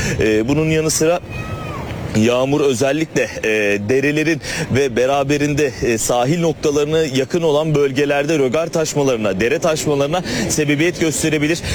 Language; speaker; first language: Turkish; native; Turkish